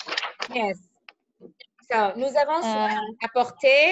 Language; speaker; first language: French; non-native, fluent; Arabic